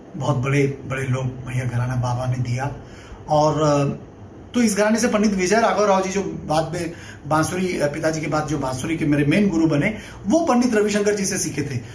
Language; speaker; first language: Hindi; non-native, local second language; Bangla